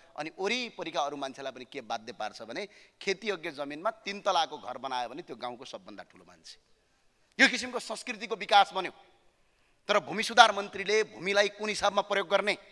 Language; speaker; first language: Nepali; native; Nepali